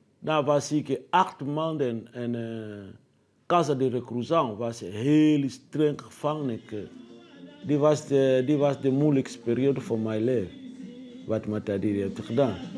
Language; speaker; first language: Dutch; non-native, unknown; Lingala